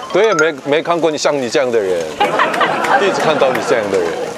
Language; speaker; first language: Chinese; non-native, fluent; Korean